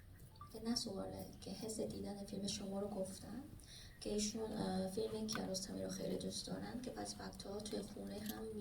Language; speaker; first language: Persian; non-native, fluent; Korean